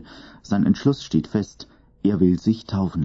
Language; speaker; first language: German; native; German